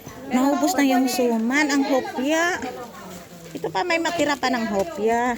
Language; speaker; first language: Filipino; native; Filipino